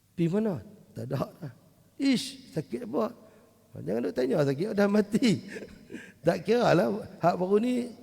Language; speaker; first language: Malay; native; Malay